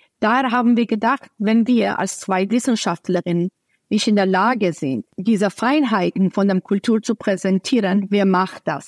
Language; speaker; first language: German; non-native, fluent; Persian